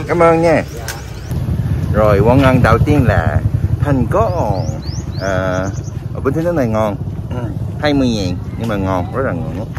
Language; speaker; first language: Vietnamese; non-native, learner; Korean